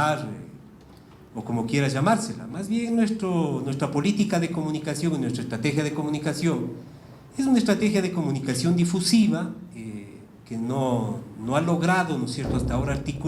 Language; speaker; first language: Spanish; native; Spanish